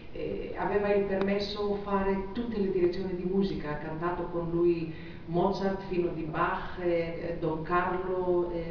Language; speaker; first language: Italian; non-native, fluent; Greek